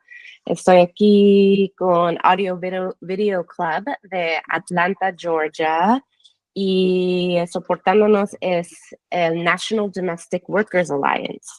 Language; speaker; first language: Spanish; early bilingual, heritage; English